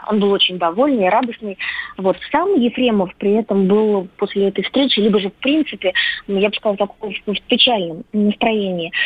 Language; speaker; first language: Russian; native; Russian